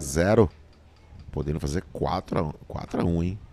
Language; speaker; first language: Portuguese; native; Portuguese